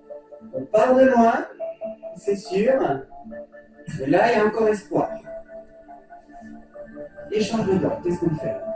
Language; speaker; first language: French; native; French